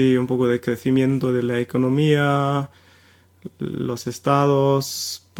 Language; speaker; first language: Spanish; non-native, fluent; German